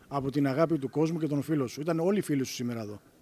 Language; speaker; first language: Greek; native; Greek